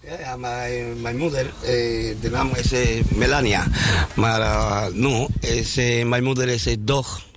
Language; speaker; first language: Dutch; non-native, learner; Spanish